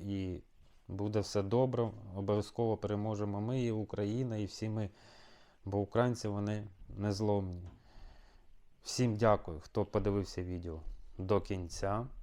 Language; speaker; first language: Ukrainian; non-native, local second language; Russian